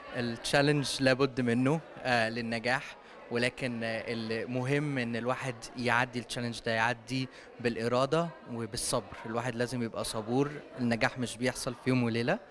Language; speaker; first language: Arabic; early bilingual, heritage; Arabic